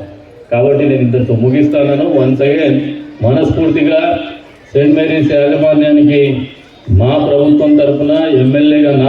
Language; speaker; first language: Telugu; native; Telugu